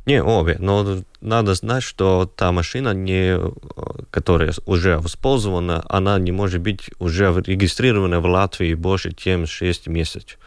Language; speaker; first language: Russian; non-native, local second language; Latvian